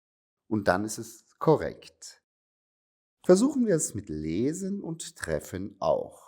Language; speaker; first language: German; non-native, fluent; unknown